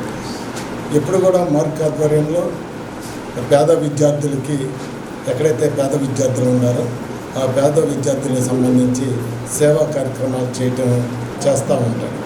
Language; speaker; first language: Telugu; native; Telugu